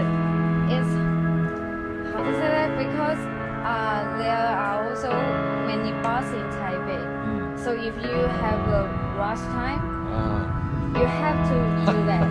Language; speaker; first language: English; non-native, learner; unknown